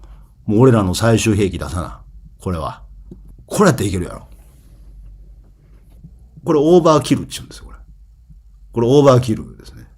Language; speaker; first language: Japanese; native; Japanese